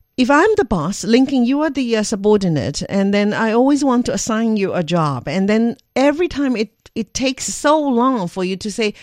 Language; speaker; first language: English; non-native, fluent; Chinese